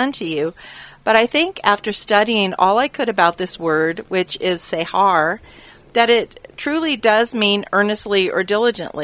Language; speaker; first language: English; native; English